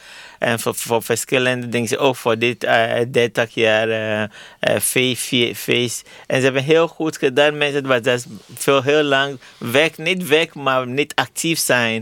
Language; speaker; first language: Dutch; non-native, learner; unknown